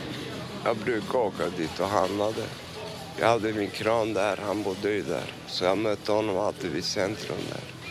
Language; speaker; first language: Swedish; non-native, fluent; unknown